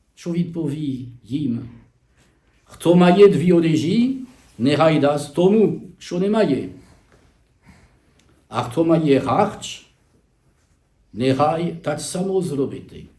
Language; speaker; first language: Polish; non-native, learner; French